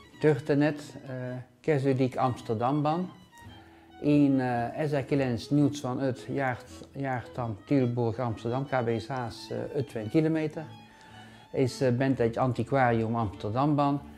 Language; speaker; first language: Hungarian; non-native, learner; Dutch